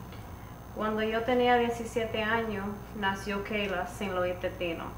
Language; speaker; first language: Spanish; early bilingual, heritage; Spanish